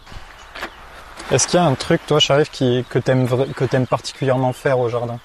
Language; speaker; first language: French; native; French